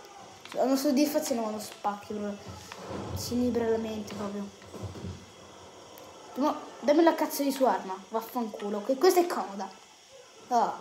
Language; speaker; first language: Italian; native; Italian